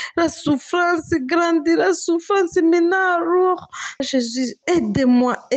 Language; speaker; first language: French; non-native, local second language; Swahili